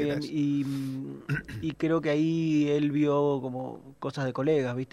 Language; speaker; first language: Spanish; native; Spanish